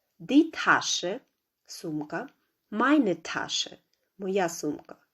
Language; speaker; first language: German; non-native, fluent; Ukrainian